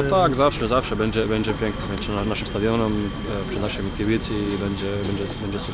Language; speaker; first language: Polish; non-native, learner; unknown